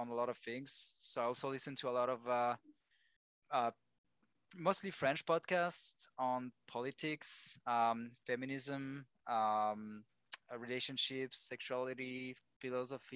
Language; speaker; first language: English; non-native, fluent; French